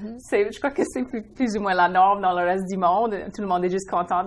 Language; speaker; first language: French; non-native, local second language; English